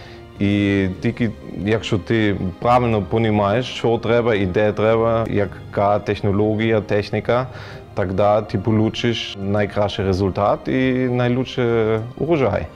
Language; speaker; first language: Ukrainian; non-native, fluent; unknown